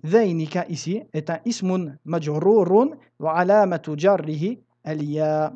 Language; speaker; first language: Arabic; non-native, fluent; French